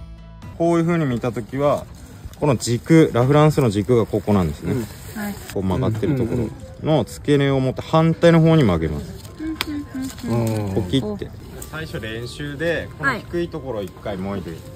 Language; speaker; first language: Japanese; native; Japanese